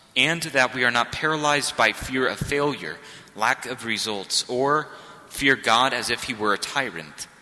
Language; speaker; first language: English; native; English